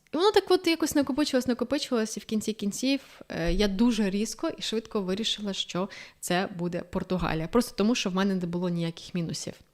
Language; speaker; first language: Ukrainian; native; Ukrainian